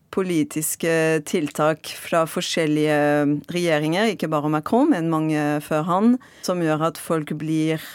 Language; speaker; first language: Norwegian; non-native, fluent; French